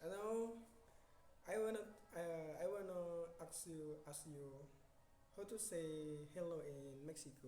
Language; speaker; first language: English; non-native, learner; Indonesian